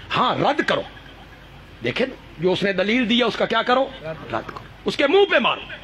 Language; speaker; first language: Urdu; non-native, local second language; Punjabi